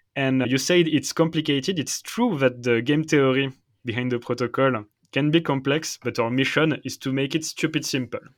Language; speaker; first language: English; non-native, fluent; French